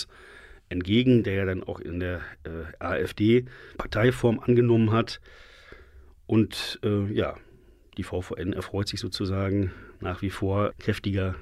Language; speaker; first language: German; native; German